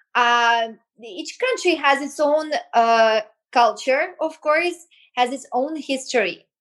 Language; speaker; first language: English; non-native, fluent; Belarusian